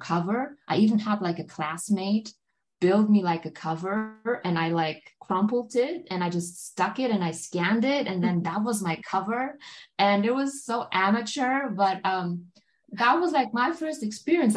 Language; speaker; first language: English; non-native, fluent; German